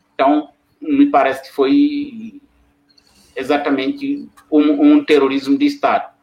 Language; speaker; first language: Portuguese; non-native, fluent; Wolof